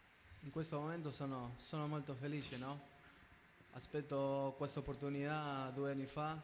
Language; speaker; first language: Italian; non-native, fluent; Spanish